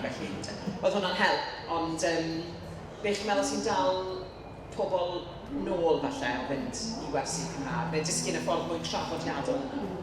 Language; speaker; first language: Welsh; non-native, local second language; English